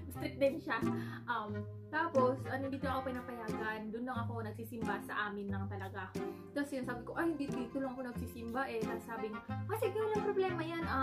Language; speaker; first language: Filipino; non-native, local second language; Cebuano